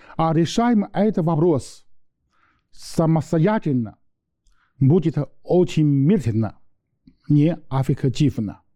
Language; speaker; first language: Russian; non-native, learner; Chinese